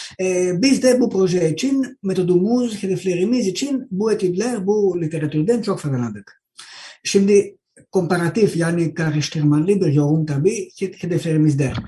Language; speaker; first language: Turkish; non-native, learner; Greek